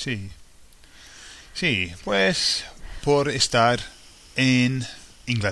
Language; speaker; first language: Spanish; non-native, fluent; English